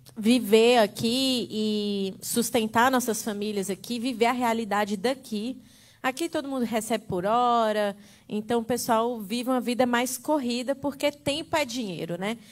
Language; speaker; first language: Portuguese; native; Portuguese